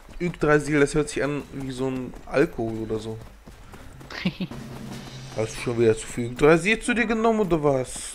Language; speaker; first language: German; native; German